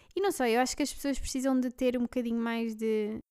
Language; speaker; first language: Portuguese; non-native, fluent; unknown